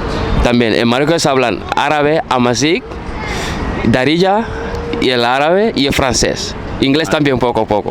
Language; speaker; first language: Spanish; non-native, fluent; Fula